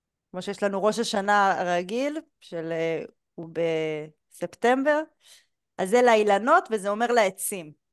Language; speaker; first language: Hebrew; native; Hebrew